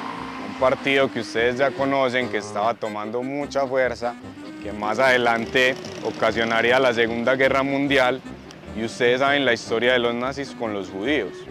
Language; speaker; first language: Spanish; native; Spanish